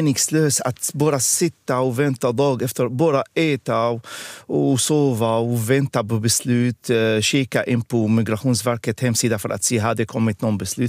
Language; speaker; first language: Swedish; non-native, fluent; Arabic